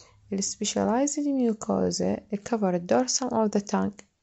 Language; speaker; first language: English; non-native, fluent; Arabic